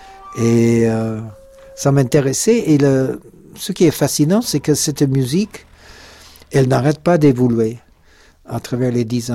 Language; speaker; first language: French; non-native, fluent; English